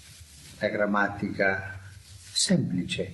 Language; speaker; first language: Italian; non-native, fluent; Spanish